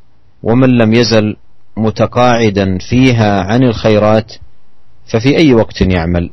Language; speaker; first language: Arabic; native; Arabic